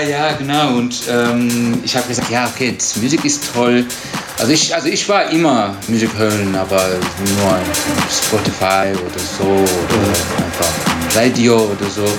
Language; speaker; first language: German; non-native, learner; Turkish